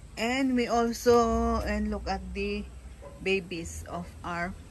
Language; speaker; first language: English; non-native, local second language; Filipino